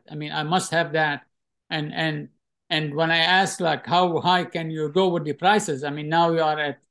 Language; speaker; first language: English; non-native, fluent; Arabic